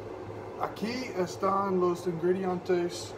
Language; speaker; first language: Spanish; non-native, learner; English